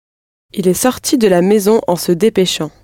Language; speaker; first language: French; non-native, learner; English